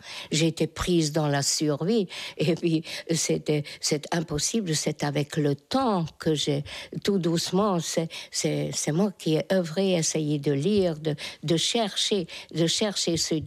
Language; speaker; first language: French; non-native, fluent; Hungarian